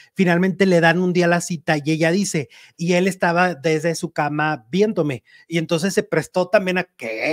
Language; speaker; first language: Spanish; native; Spanish